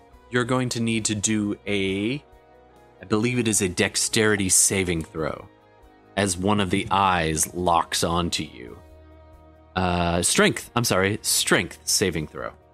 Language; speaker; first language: English; native; English